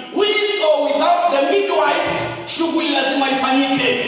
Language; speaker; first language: English; non-native, local second language; Swahili